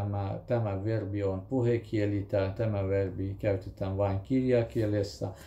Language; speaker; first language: Finnish; non-native, fluent; Kurdish